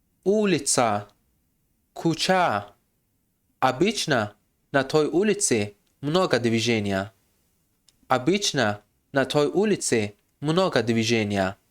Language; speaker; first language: Russian; non-native, fluent; Tajik